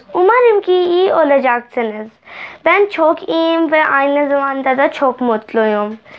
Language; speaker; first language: Turkish; non-native, learner; Urdu